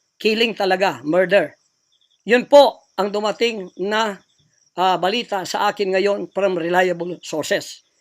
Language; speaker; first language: Filipino; non-native, local second language; Cebuano